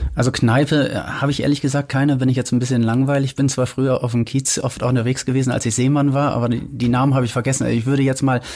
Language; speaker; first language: German; native; German